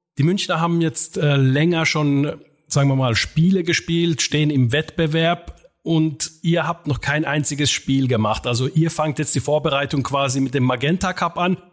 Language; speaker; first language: German; non-native, fluent; Finnish